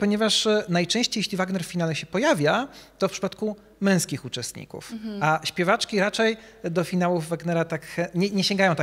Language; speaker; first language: Polish; native; Polish